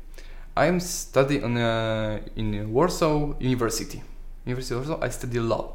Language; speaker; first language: English; non-native, learner; Polish